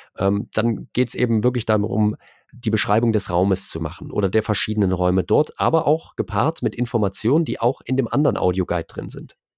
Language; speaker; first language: German; native; German